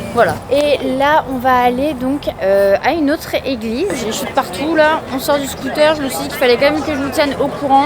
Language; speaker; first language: French; native; French